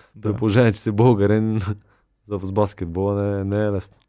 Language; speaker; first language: Bulgarian; native; Bulgarian